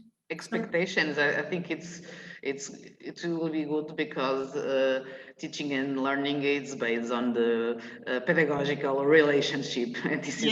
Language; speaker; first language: English; non-native, learner; Portuguese